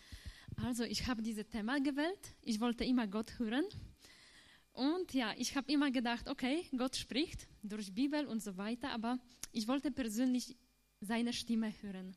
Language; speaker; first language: German; non-native, fluent; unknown